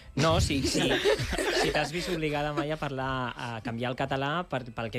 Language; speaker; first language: Catalan; native; Catalan